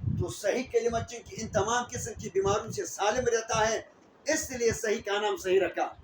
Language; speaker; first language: Urdu; non-native, local second language; Pashto